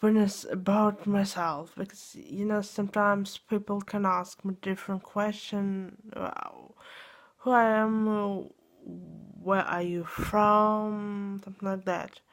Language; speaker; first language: English; non-native, learner; Russian